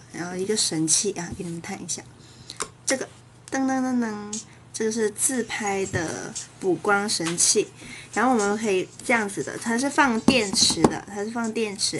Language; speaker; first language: Chinese; native; Chinese